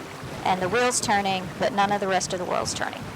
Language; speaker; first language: English; native; English